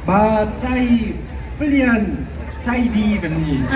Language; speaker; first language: Thai; non-native, learner; Korean